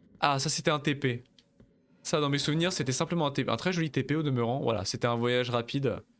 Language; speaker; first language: French; native; French